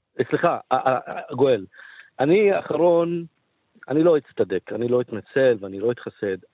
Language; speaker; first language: Hebrew; non-native, local second language; Arabic